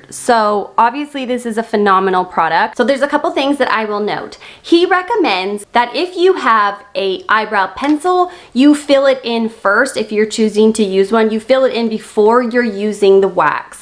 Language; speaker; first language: English; native; English